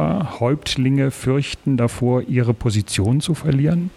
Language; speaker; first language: German; native; German